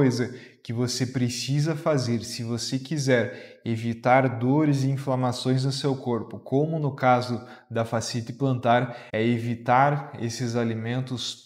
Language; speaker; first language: Portuguese; native; Portuguese